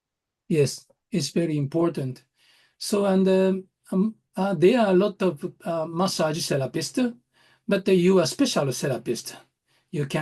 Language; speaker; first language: English; non-native, learner; Japanese